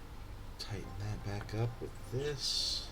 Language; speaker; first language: English; native; English